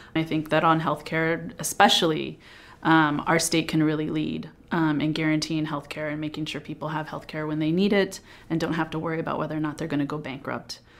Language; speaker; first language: English; native; English